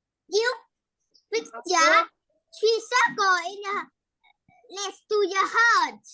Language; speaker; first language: English; non-native, learner; Vietnamese